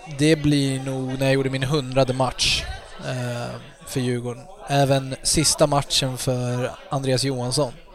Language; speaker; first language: Swedish; native; Swedish